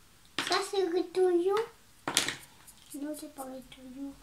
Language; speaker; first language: French; native; French